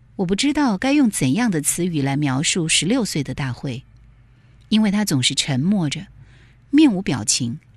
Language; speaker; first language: Chinese; native; Chinese